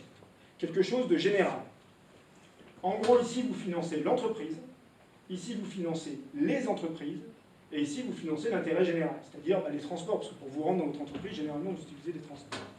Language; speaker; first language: French; native; French